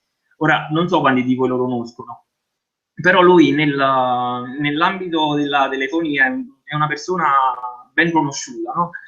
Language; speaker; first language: Italian; native; Italian